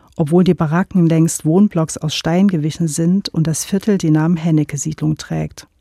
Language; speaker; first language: German; native; German